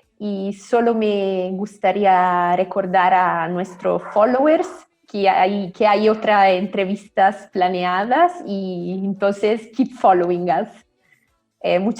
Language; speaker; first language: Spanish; non-native, fluent; Italian